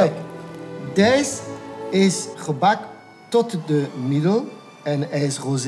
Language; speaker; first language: Dutch; non-native, fluent; French